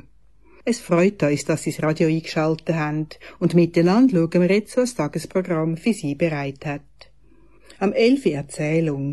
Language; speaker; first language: German; native; German